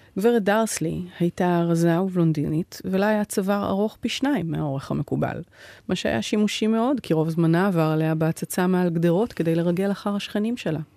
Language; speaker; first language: Hebrew; native; Hebrew